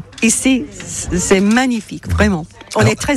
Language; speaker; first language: French; non-native, learner; English